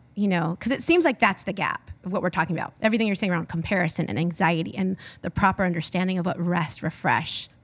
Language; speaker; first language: English; early bilingual, other home language; Filipino